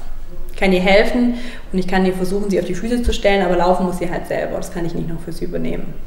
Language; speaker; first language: German; native; German